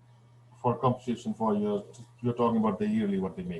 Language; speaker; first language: English; non-native, fluent; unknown